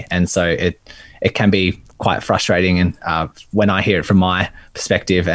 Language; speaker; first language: English; native; English